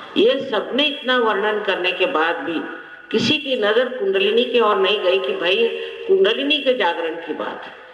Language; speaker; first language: Hindi; non-native, local second language; Marathi